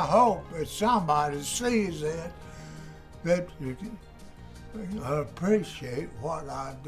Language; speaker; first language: English; native; English